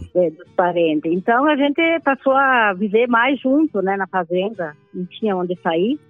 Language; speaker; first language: Portuguese; non-native, local second language; Italian